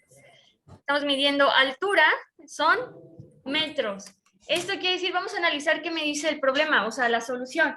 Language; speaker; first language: Spanish; native; Spanish